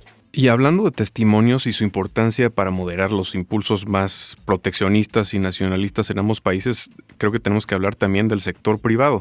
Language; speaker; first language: Spanish; native; Spanish